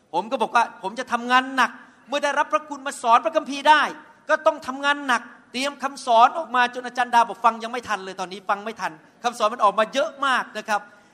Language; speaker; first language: Thai; native; Thai